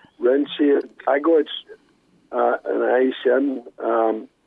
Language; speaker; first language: Irish; non-native, local second language; English